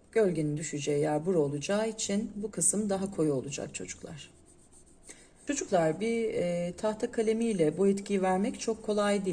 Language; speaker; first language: Turkish; native; Turkish